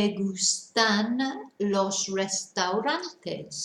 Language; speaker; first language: Spanish; non-native, fluent; English